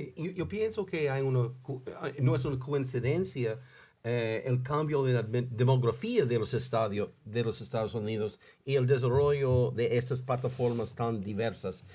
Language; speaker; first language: Spanish; non-native, fluent; English